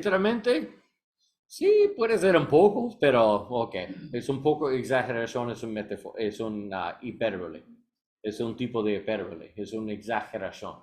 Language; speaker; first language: Spanish; non-native, learner; English